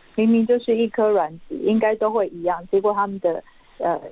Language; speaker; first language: Chinese; non-native, local second language; Hakka Chinese